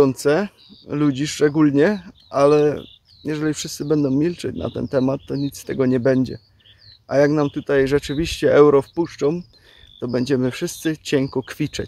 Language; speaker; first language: Polish; native; Polish